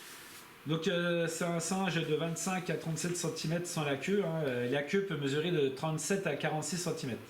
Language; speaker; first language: French; native; French